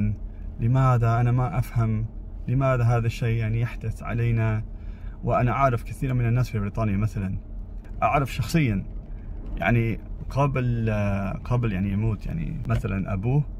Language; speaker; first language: Arabic; non-native, learner; English